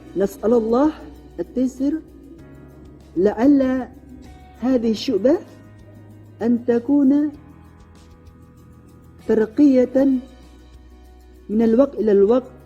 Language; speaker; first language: Arabic; non-native, learner; Indonesian